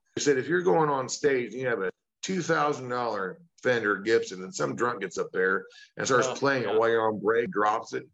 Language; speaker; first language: English; native; English